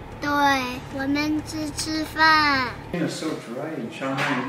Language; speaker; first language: Chinese; early bilingual, heritage; Chinese